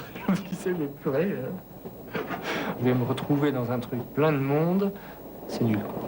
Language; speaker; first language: French; native; French